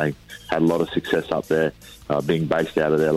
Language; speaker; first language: English; native; English